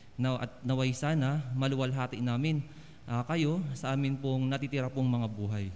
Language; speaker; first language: Filipino; native; Filipino